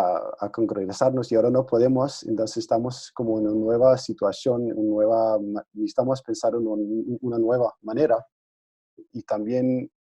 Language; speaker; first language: Spanish; non-native, fluent; Danish